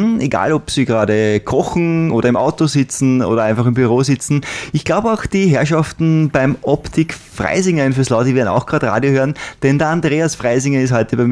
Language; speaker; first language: German; native; German